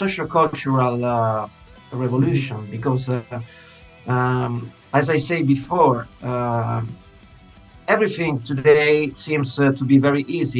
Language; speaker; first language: English; non-native, fluent; Italian